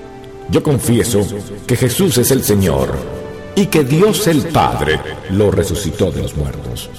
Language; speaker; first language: Spanish; native; Spanish